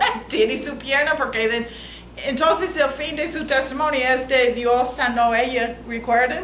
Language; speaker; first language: Spanish; non-native, learner; English